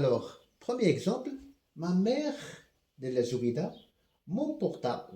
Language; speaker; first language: French; non-native, local second language; Arabic